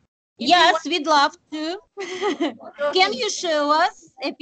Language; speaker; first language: English; non-native, learner; Russian